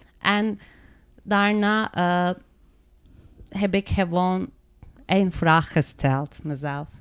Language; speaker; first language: Dutch; non-native, learner; Turkish